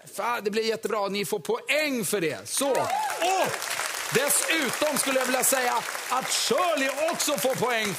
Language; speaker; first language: Swedish; native; Swedish